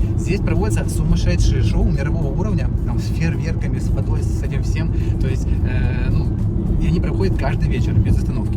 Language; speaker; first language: Russian; native; Russian